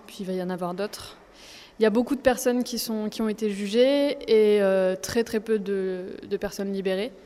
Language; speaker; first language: French; native; French